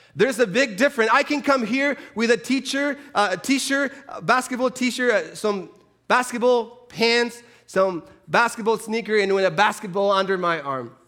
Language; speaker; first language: English; non-native, fluent; Spanish